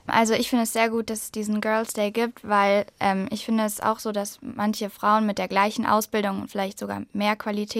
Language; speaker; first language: German; native; German